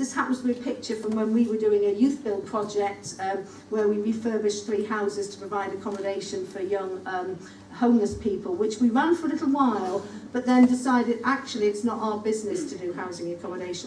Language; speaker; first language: English; native; English